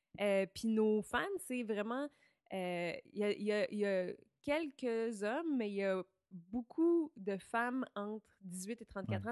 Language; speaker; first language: French; native; French